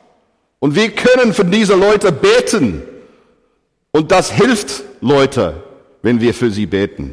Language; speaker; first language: German; non-native, fluent; English